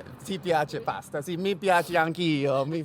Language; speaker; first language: Italian; non-native, learner; English